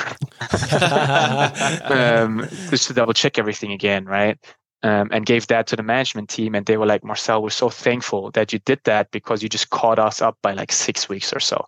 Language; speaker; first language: English; non-native, fluent; German